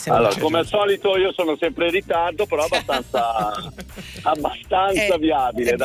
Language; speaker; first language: Italian; native; Italian